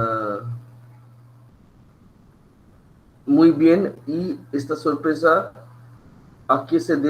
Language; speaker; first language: Spanish; non-native, fluent; Bangla